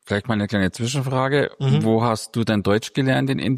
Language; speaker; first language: German; native; German